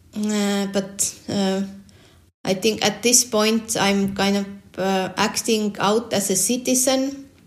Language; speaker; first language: English; non-native, fluent; Estonian